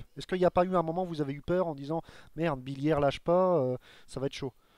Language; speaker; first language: French; native; French